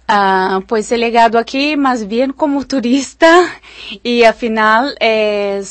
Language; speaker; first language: Spanish; non-native, fluent; Portuguese